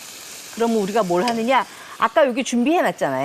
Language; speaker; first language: Korean; native; Korean